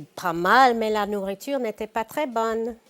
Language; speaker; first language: French; non-native, fluent; English